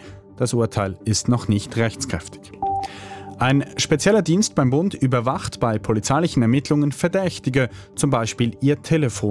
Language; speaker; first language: German; native; German